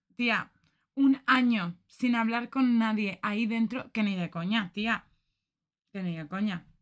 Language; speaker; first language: Spanish; native; Spanish